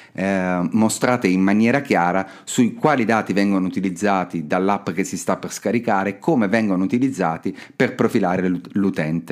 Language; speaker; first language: Italian; native; Italian